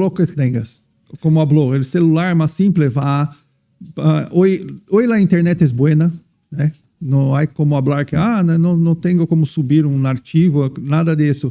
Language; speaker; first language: Spanish; non-native, fluent; Portuguese